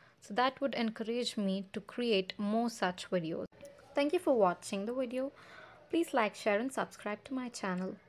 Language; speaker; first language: English; non-native, local second language; Kannada